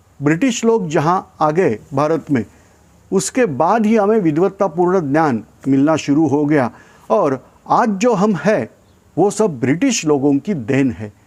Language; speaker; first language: Hindi; non-native, local second language; Marathi